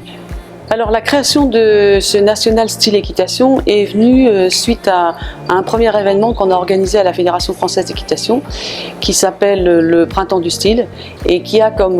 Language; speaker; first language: French; native; French